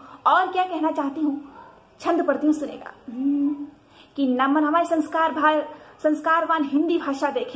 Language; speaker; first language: Hindi; native; Hindi